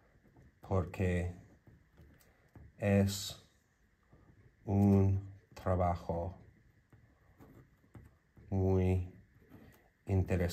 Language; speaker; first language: Spanish; non-native, learner; English